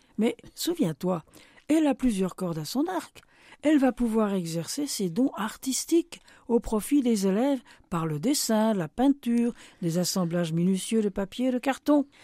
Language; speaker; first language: French; native; French